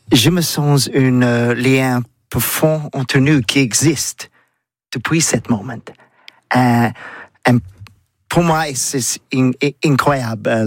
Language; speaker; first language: French; non-native, learner; English